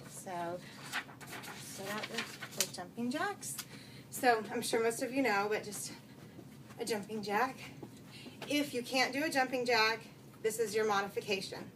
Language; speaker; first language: English; native; English